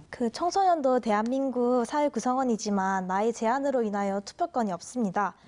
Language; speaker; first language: Korean; native; Korean